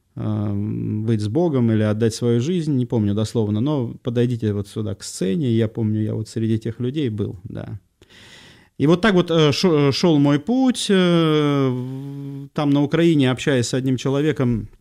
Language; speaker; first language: Russian; native; Russian